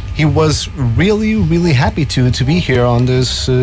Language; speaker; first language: English; non-native, fluent; Portuguese